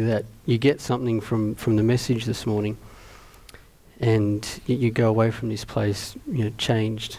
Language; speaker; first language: English; native; English